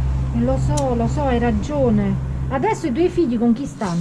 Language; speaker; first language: Italian; native; Italian